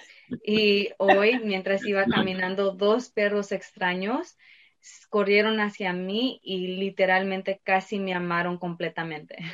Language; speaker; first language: Spanish; early bilingual, heritage; Spanish